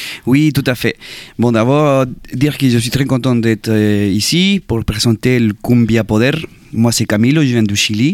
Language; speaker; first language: French; non-native, fluent; Spanish